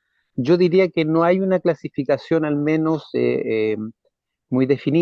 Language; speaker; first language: Spanish; native; Spanish